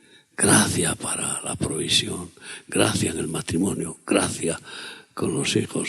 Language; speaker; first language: Spanish; native; Spanish